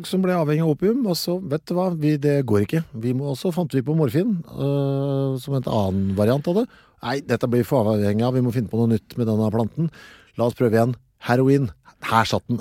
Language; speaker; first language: Norwegian; native; Norwegian